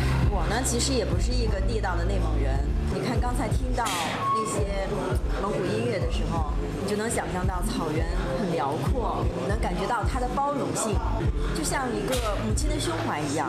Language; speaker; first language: Chinese; native; Chinese